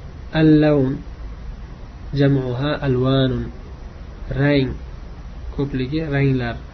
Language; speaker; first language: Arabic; non-native, fluent; Uzbek